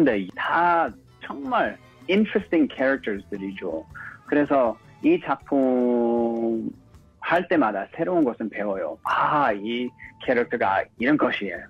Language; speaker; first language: Korean; early bilingual, heritage; English